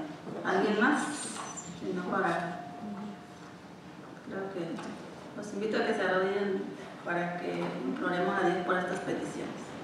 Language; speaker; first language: Spanish; native; Spanish